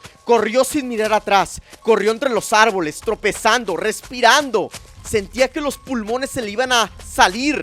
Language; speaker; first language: Spanish; native; Spanish